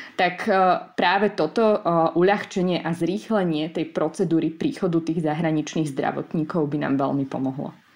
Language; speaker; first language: Slovak; native; Slovak